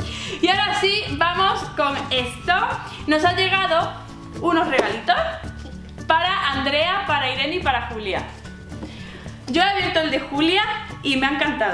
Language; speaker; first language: Spanish; native; Spanish